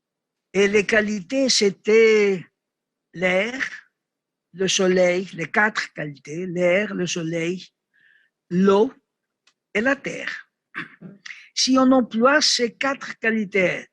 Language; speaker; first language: French; non-native, learner; Greek